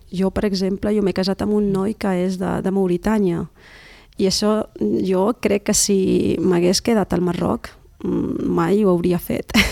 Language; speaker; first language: Catalan; early bilingual, other home language; Arabic